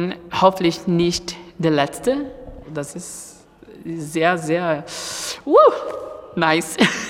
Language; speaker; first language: German; non-native, learner; Portuguese